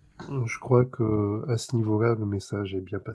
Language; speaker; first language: French; native; French